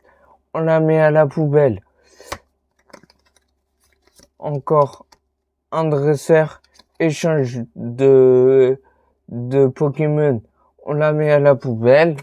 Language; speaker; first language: French; native; French